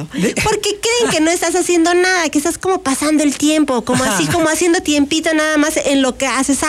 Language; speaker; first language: Spanish; native; Spanish